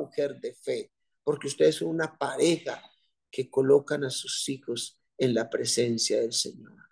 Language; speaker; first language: Spanish; native; Spanish